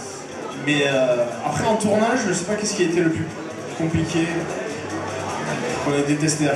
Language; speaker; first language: French; native; French